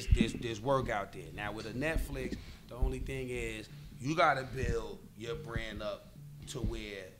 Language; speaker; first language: English; native; English